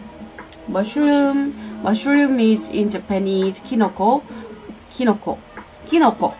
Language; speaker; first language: English; non-native, learner; Korean